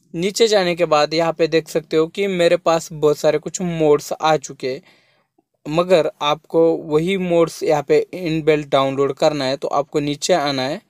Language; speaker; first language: Hindi; non-native, local second language; Marathi